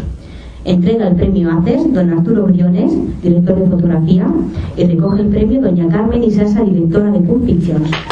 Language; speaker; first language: Spanish; native; Spanish